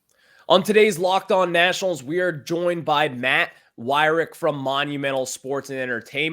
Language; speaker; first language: English; native; English